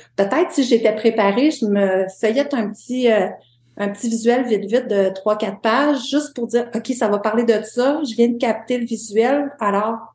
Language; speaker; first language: French; native; French